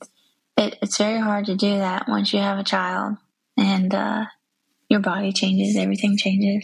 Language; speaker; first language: English; native; English